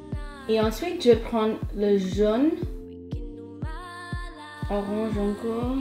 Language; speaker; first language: French; non-native, fluent; Hindi